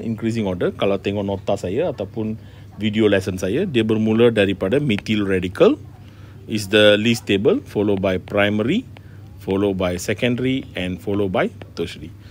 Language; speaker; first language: English; non-native, local second language; Malay